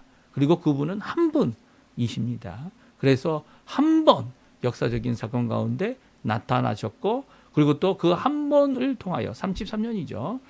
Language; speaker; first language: Korean; native; Korean